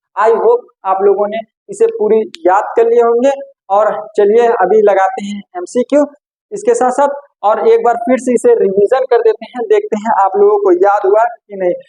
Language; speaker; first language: Hindi; native; Hindi